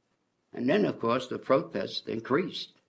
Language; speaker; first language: English; native; English